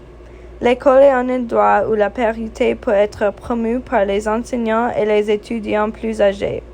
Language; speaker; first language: French; non-native, fluent; English